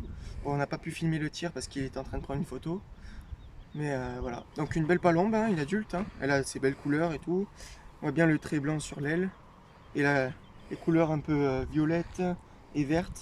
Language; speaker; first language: French; native; French